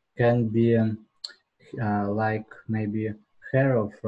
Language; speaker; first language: English; non-native, learner; Russian